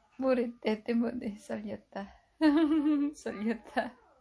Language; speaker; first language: Korean; non-native, fluent; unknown